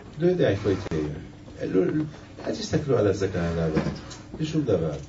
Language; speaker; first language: Hebrew; non-native, fluent; French